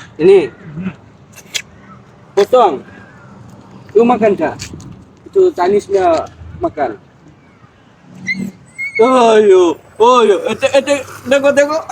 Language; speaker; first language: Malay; non-native, learner; Bangla